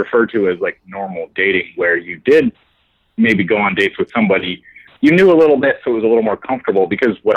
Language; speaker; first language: English; native; English